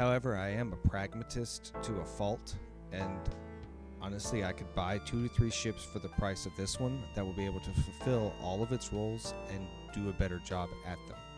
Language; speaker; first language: English; native; English